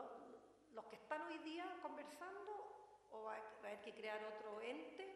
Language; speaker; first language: Spanish; native; Spanish